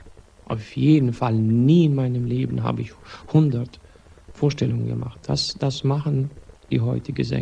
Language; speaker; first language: German; non-native, fluent; Swedish